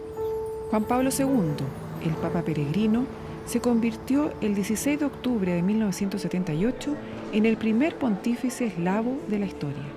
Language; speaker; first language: Spanish; native; Spanish